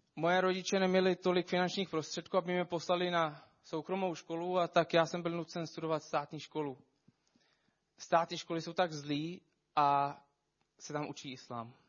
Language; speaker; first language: Czech; non-native, fluent; Arabic